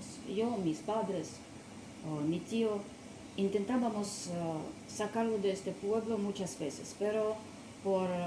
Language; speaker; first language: Spanish; non-native, learner; Russian